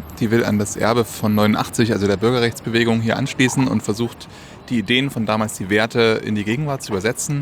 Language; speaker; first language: German; native; German